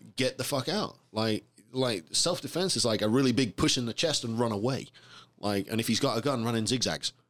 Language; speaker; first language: English; native; English